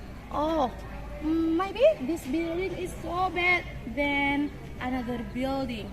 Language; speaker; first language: English; non-native, learner; Indonesian